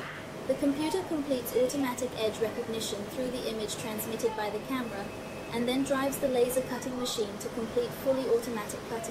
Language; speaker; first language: English; non-native, fluent; Chinese